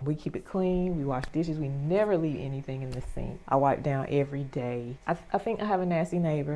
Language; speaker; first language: English; native; English